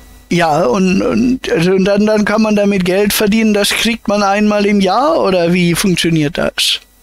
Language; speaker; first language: German; native; German